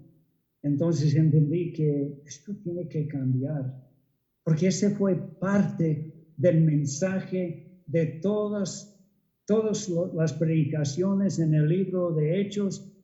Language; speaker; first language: Spanish; non-native, fluent; English